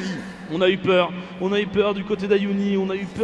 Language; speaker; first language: French; native; French